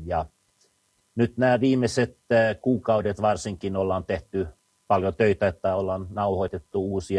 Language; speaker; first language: Finnish; early bilingual, heritage; Finnish